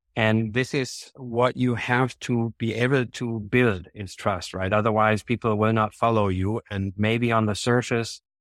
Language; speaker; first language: English; non-native, fluent; German